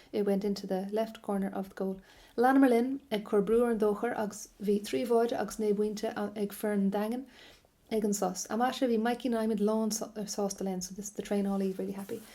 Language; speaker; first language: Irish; non-native, local second language; English